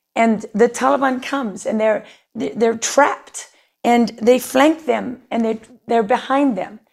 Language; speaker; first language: English; native; English